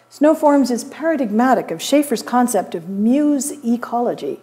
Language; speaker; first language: English; native; English